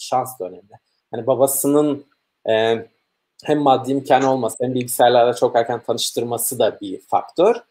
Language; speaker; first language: Turkish; native; Turkish